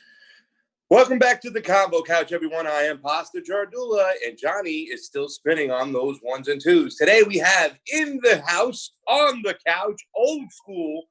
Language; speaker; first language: English; native; English